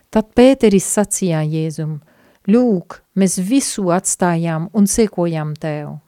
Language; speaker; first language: Latvian; non-native, fluent; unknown